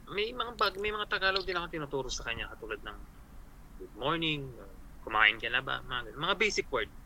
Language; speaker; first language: Filipino; native; Filipino